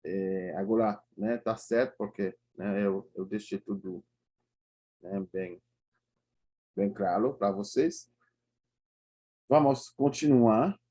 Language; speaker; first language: Portuguese; non-native, fluent; Haitian Creole